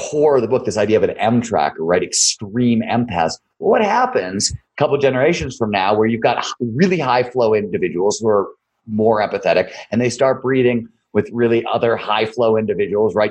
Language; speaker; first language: English; native; English